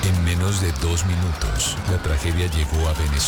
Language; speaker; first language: Spanish; native; Spanish